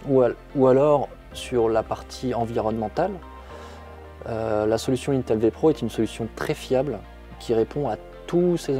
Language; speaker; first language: French; native; French